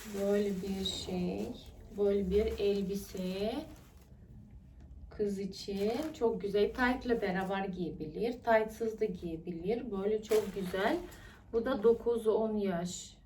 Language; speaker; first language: Turkish; non-native, fluent; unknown